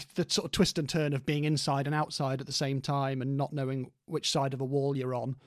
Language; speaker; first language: English; native; English